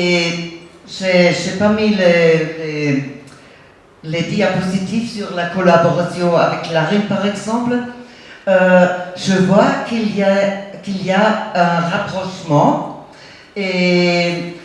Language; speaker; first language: French; non-native, fluent; German